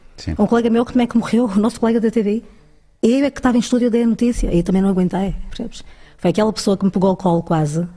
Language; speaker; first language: Portuguese; early bilingual, other home language; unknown